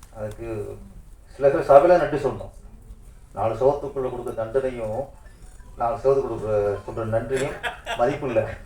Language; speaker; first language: Tamil; native; Tamil